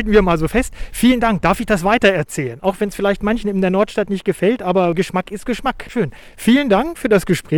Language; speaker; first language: German; native; German